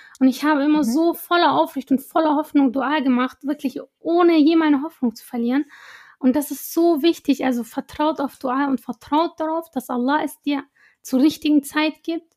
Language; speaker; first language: German; early bilingual, other home language; Arabic